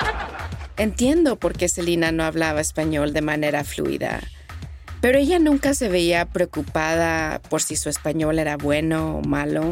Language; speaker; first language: Spanish; early bilingual, heritage; Spanish